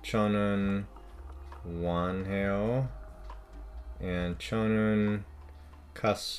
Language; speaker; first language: Korean; non-native, learner; English